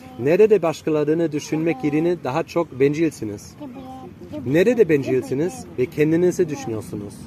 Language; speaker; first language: Turkish; non-native, fluent; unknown